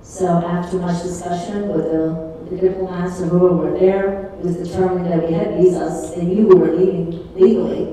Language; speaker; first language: English; early bilingual, other home language; Czech